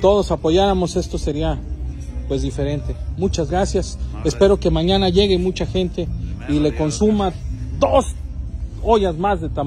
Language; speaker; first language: Spanish; native; Spanish